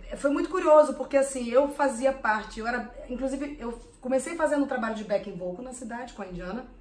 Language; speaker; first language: Portuguese; early bilingual, heritage; Portuguese